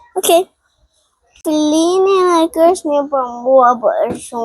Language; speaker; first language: Albanian; early bilingual, heritage; Albanian